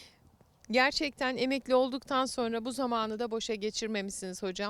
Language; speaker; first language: Turkish; native; Turkish